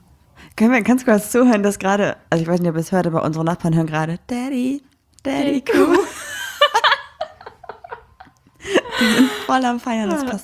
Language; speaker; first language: German; native; German